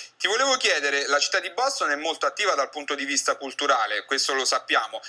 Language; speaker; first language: Italian; native; Italian